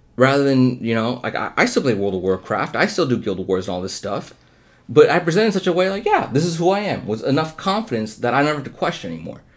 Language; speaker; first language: English; early bilingual, other home language; Hindi